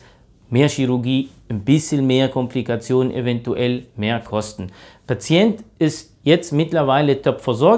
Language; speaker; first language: German; native; German